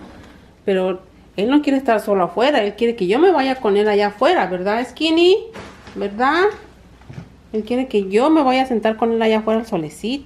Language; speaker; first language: Spanish; native; Spanish